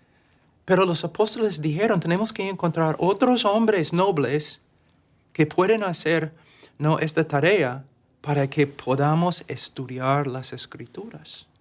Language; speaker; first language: Spanish; non-native, fluent; English